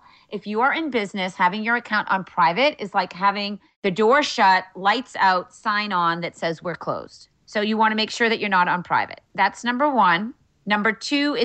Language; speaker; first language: English; native; English